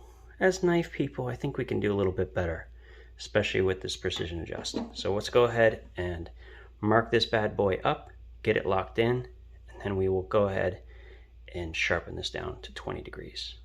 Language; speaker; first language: English; native; English